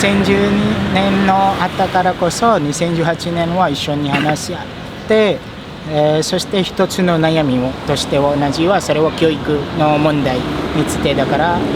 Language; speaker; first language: Japanese; non-native, fluent; Indonesian